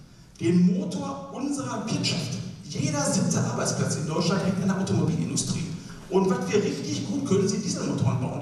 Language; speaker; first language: German; native; German